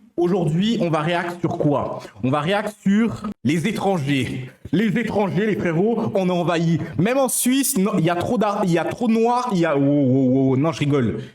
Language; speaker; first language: French; native; French